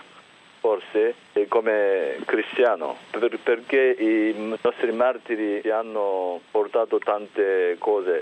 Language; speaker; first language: Italian; non-native, fluent; Japanese